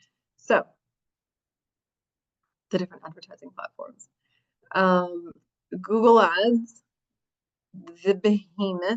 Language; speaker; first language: English; native; English